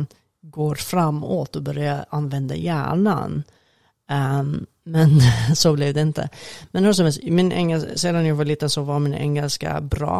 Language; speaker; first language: Swedish; non-native, fluent; Arabic